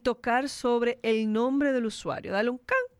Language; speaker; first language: Spanish; native; Spanish